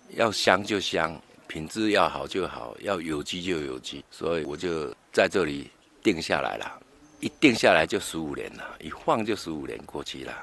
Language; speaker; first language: Chinese; native; Chinese